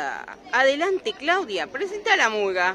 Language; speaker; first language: Spanish; native; Spanish